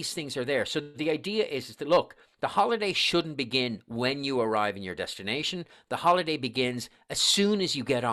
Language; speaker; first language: English; native; English